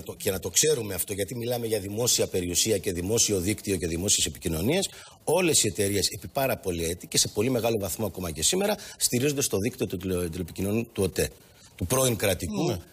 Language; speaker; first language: Greek; native; Greek